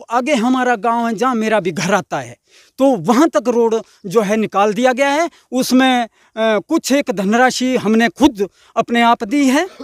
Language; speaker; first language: Hindi; non-native, local second language; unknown